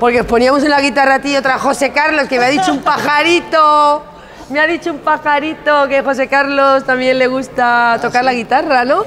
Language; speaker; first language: Spanish; native; Spanish